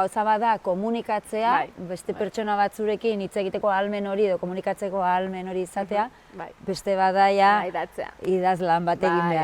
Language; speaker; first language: Basque; native; Basque